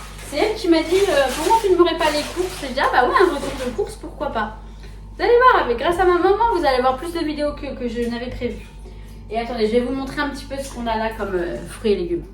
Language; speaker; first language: French; native; French